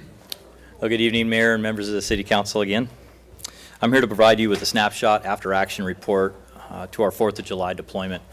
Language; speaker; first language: English; native; English